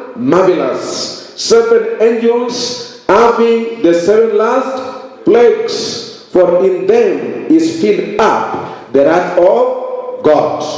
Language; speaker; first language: English; non-native, local second language; Swahili